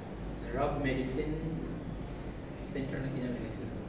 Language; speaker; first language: Japanese; non-native, learner; Bangla